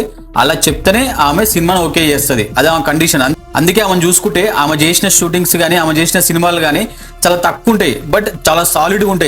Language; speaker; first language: Telugu; native; Telugu